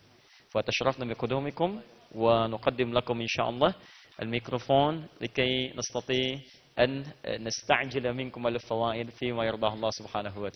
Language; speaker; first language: Arabic; non-native, fluent; Indonesian